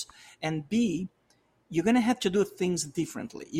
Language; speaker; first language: English; non-native, fluent; Portuguese